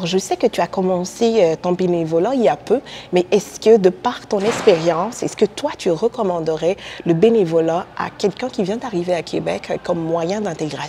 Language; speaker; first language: French; native; French